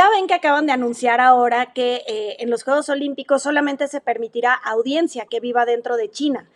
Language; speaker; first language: Spanish; native; Spanish